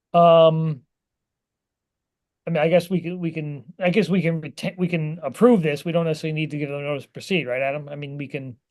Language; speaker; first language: English; native; English